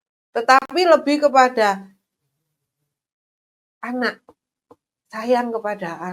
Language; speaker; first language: Indonesian; native; Indonesian